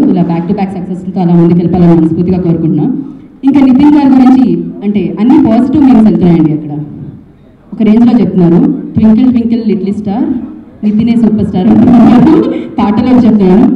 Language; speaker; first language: Telugu; native; Telugu